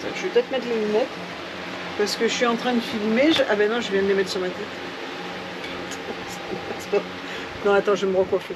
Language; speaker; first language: French; native; French